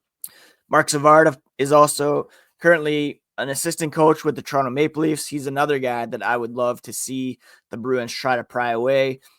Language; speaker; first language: English; native; English